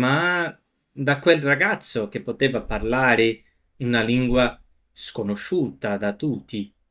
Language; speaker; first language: Italian; non-native, fluent; Portuguese